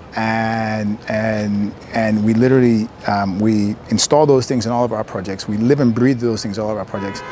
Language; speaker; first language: English; native; English